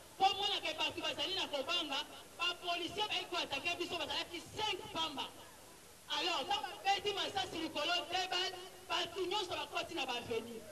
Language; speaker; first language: Lingala; native; Lingala